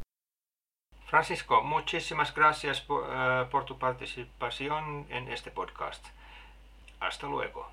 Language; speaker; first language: Spanish; non-native, learner; Finnish